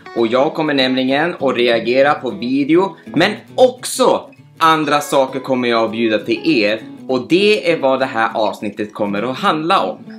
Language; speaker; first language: Swedish; native; Swedish